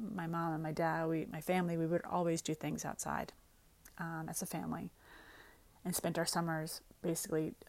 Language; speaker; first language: English; native; English